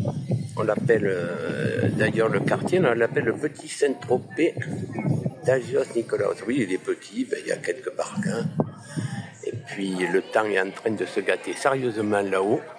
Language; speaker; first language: French; native; French